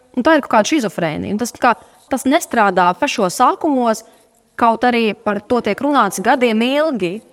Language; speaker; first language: Latvian; non-native, local second language; Russian